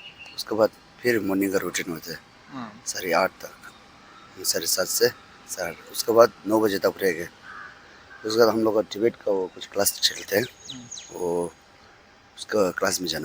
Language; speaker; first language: Hindi; non-native, local second language; Tibetan